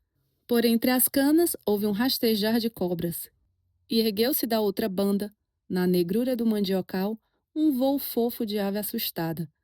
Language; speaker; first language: Portuguese; native; Portuguese